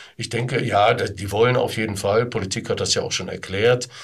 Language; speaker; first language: German; native; German